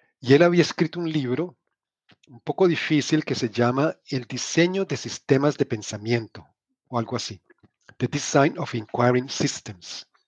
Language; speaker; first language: Spanish; native; Spanish